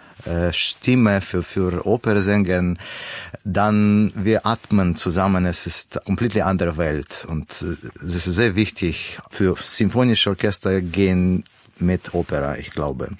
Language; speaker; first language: German; non-native, learner; Russian